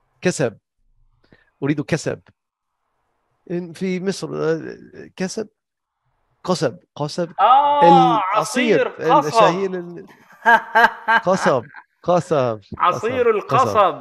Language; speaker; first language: Arabic; non-native, learner; English